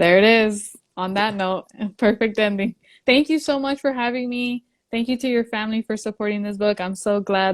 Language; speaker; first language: English; early bilingual, other home language; Spanish